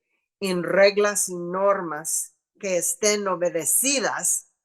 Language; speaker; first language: Spanish; non-native, fluent; English